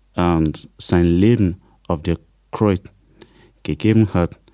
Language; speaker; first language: German; non-native, fluent; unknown